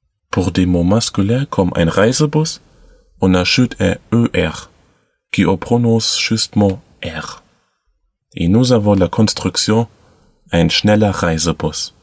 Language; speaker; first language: French; non-native, learner; German